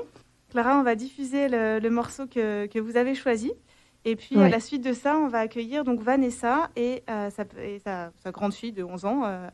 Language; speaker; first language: French; native; French